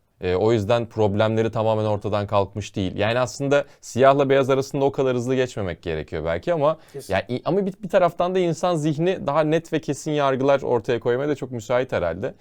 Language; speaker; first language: Turkish; native; Turkish